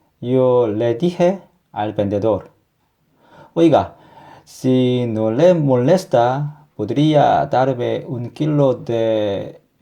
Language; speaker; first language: Spanish; non-native, fluent; Korean